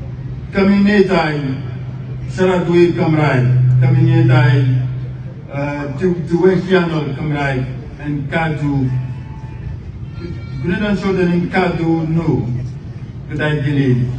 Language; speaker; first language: Welsh; non-native, fluent; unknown